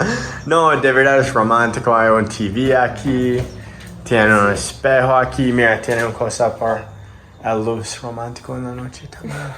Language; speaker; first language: Spanish; non-native, learner; English